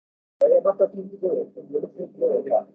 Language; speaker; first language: German; native; German